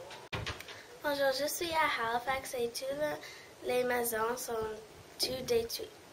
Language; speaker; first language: French; non-native, learner; English